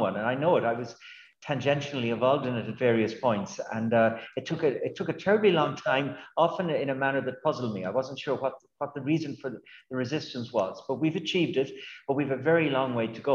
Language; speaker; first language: English; native; English